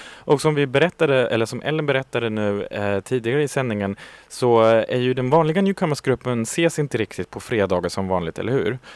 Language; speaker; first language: Swedish; non-native, fluent; German